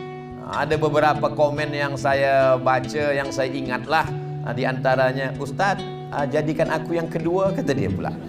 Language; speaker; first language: Malay; native; Malay